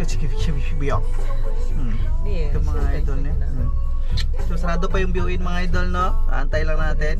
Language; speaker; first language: Filipino; native; Filipino